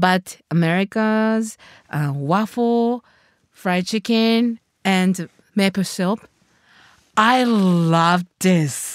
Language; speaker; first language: English; non-native, learner; Japanese